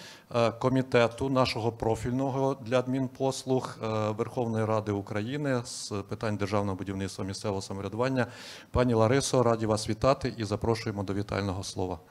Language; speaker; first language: Ukrainian; native; Ukrainian